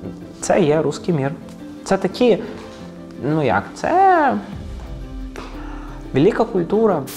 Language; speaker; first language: Ukrainian; early bilingual, heritage; Ukrainian